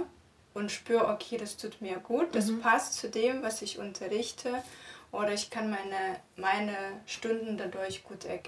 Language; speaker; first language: German; non-native, fluent; Russian